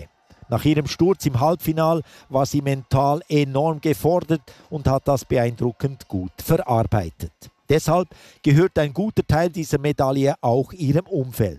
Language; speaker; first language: German; native; German